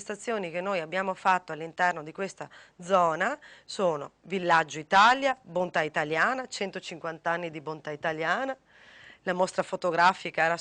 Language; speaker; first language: Italian; native; Italian